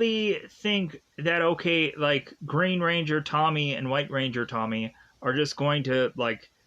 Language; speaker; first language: English; native; English